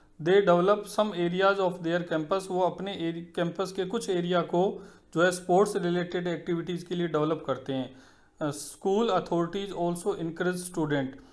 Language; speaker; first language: Hindi; native; Hindi